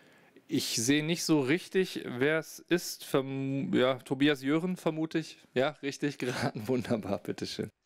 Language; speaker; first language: German; native; German